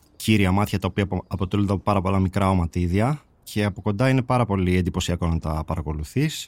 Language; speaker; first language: Greek; native; Greek